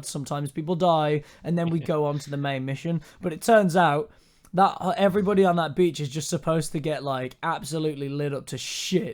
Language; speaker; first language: English; native; English